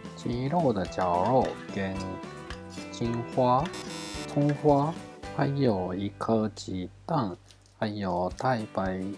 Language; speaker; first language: Chinese; non-native, fluent; Japanese